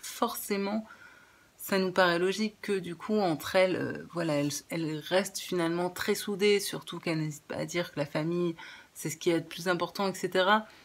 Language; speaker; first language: French; native; French